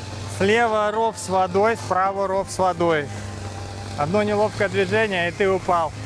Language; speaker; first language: Russian; native; Russian